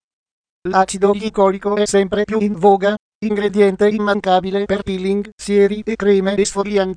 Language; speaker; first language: Italian; native; Italian